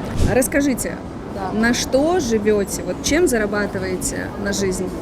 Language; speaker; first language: Russian; native; Russian